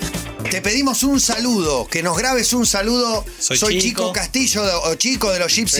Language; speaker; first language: Spanish; native; Spanish